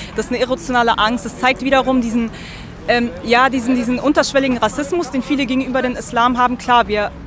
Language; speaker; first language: German; early bilingual, other home language; Arabic